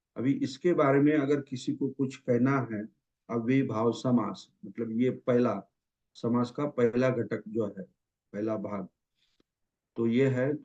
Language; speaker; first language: Hindi; non-native, local second language; Marathi